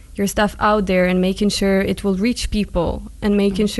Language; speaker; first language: English; non-native, fluent; Hebrew